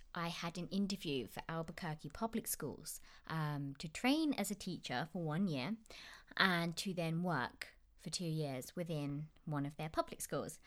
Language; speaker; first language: English; native; English